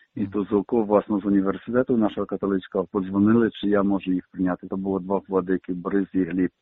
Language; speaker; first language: Ukrainian; early bilingual, heritage; Ukrainian